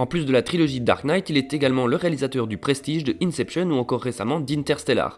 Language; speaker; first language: French; native; French